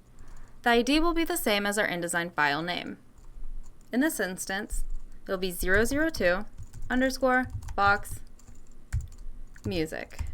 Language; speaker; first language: English; native; English